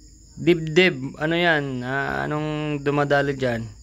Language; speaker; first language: Filipino; native; Filipino